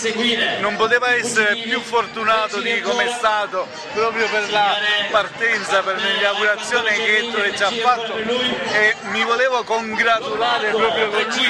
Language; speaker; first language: Italian; native; Italian